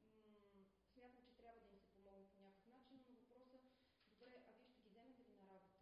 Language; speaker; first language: Bulgarian; native; Bulgarian